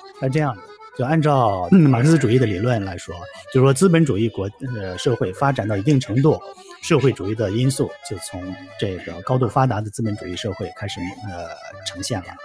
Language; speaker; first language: Chinese; native; Chinese